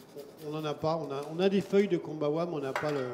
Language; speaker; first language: French; native; French